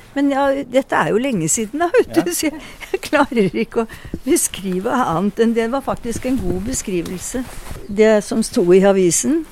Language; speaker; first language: Norwegian; native; Norwegian